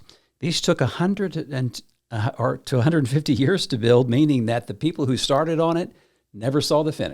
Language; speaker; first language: English; native; English